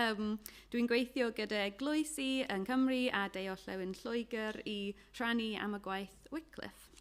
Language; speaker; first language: Welsh; non-native, fluent; English